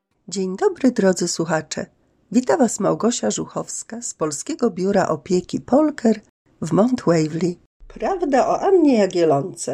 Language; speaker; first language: Polish; native; Polish